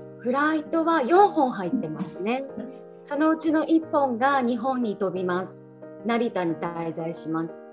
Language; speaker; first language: Japanese; native; Japanese